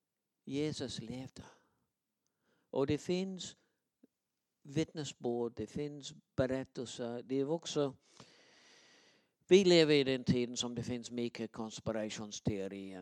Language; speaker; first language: Swedish; non-native, fluent; English